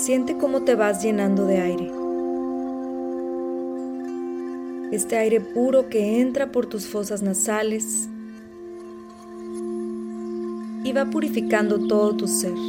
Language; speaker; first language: Spanish; native; Spanish